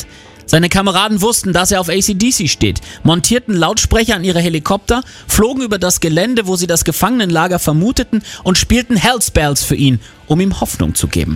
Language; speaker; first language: German; native; German